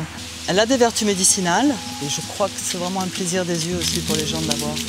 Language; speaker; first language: French; native; French